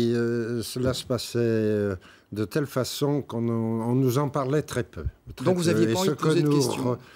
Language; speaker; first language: French; native; French